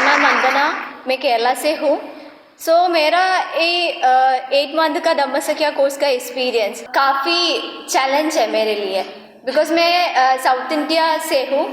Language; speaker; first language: Hindi; non-native, local second language; Malayalam